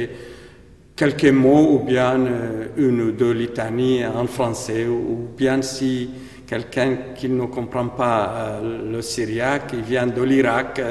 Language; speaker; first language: French; non-native, fluent; Aramaic